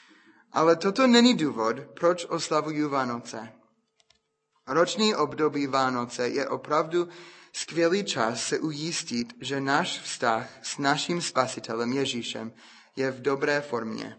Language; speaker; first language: Czech; non-native, fluent; English